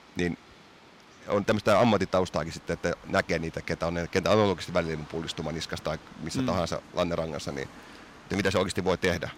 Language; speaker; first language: Finnish; early bilingual, heritage; Finnish